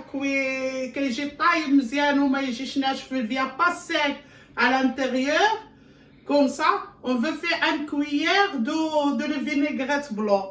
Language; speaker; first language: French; non-native, learner; Arabic